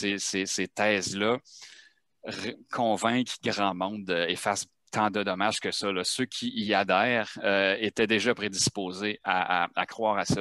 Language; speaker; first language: French; native; French